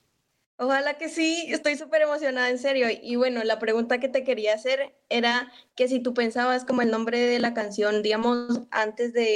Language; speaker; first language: Spanish; native; Spanish